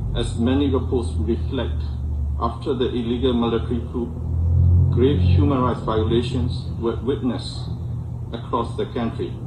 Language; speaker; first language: English; non-native, fluent; Burmese